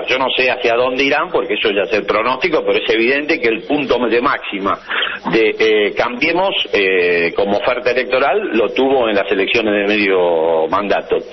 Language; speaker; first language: Spanish; native; Spanish